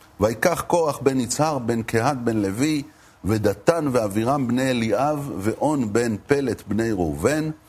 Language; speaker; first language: Hebrew; native; Hebrew